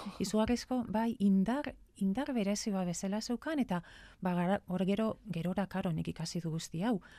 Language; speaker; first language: Basque; native; Basque